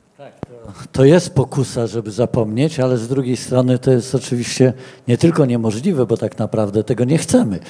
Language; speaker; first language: Polish; native; Polish